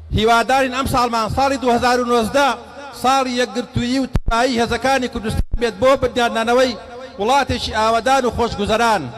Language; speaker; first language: Central Kurdish; native; Central Kurdish